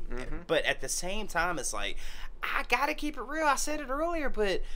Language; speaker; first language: English; native; English